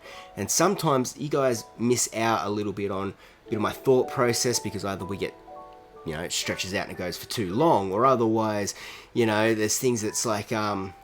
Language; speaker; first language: English; native; English